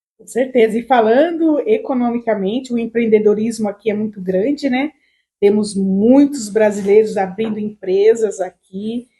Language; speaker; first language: Portuguese; native; Portuguese